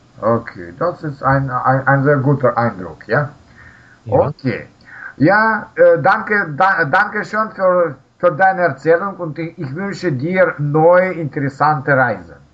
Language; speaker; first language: German; non-native, learner; Russian